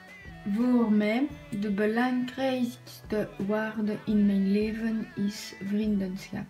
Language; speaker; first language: Dutch; non-native, learner; French